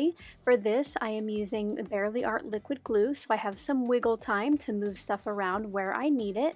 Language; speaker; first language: English; native; English